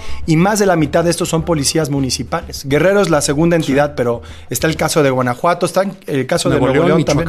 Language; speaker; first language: Spanish; native; Spanish